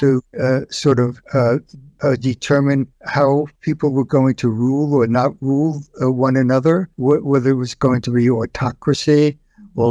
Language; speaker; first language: English; native; English